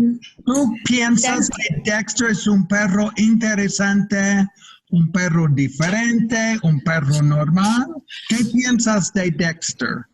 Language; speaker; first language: Spanish; non-native, fluent; English